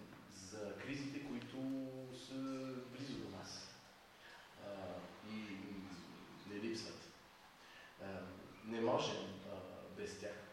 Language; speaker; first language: Bulgarian; non-native, fluent; French